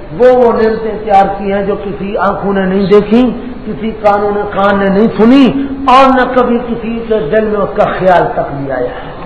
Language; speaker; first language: Urdu; non-native, local second language; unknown